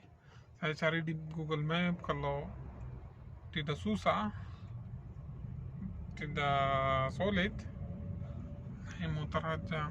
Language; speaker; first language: Indonesian; non-native, learner; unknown